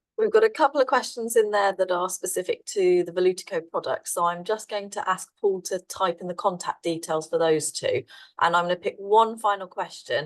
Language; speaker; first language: English; native; English